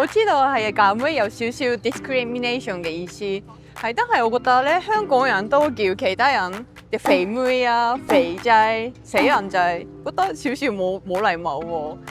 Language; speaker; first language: Cantonese; non-native, fluent; Japanese